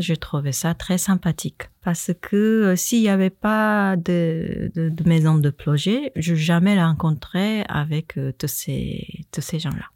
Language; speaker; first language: French; non-native, fluent; Japanese